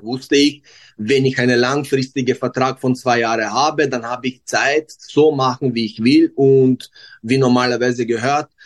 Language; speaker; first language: German; non-native, learner; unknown